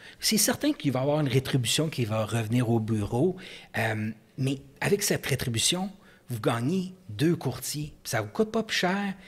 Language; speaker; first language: French; native; French